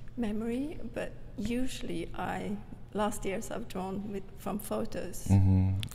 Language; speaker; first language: English; non-native, fluent; Norwegian